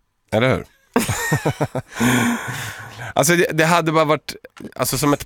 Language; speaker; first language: Swedish; native; Swedish